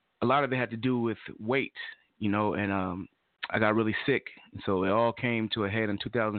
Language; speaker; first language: English; native; English